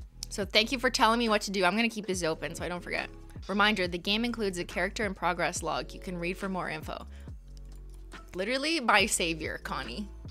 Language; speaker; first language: English; native; English